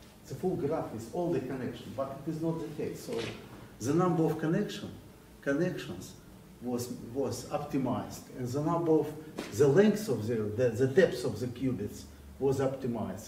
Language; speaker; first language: English; non-native, fluent; Russian